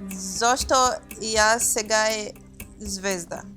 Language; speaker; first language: Macedonian; non-native, learner; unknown